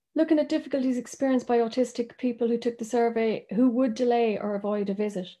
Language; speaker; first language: English; native; English